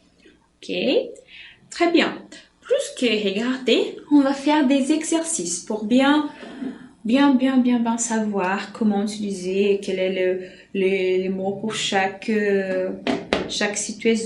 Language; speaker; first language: French; non-native, fluent; Portuguese